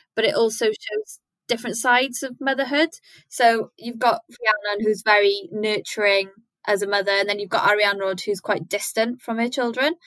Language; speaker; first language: English; native; English